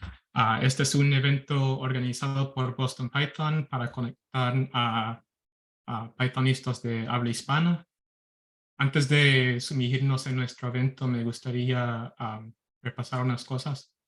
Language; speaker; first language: Spanish; early bilingual, heritage; Spanish